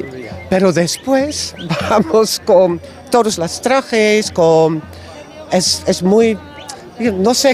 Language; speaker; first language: Spanish; non-native, learner; Dutch